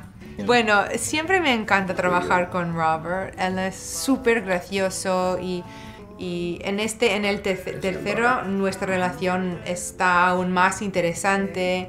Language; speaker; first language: Spanish; non-native, fluent; English